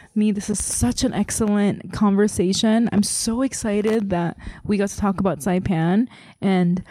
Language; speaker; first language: English; early bilingual, other home language; Korean